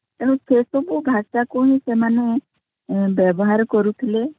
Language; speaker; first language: Odia; non-native, local second language; Santali